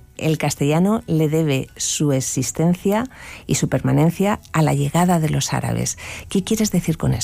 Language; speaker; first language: Spanish; native; Spanish